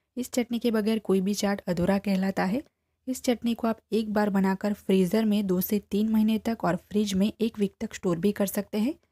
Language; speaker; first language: Hindi; non-native, local second language; Gujarati